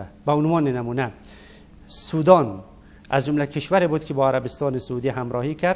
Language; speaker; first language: Persian; native; Persian